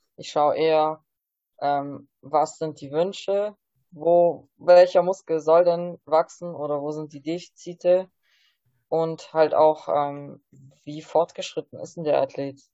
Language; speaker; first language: German; native; German